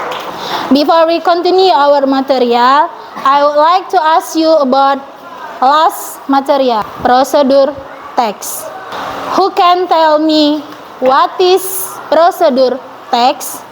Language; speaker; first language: English; non-native, learner; Indonesian